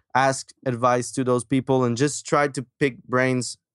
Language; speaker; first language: English; non-native, fluent; French